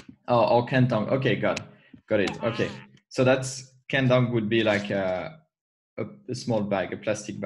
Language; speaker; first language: English; non-native, fluent; French